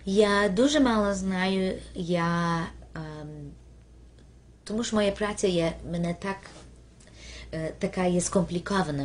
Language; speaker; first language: Ukrainian; early bilingual, heritage; Ukrainian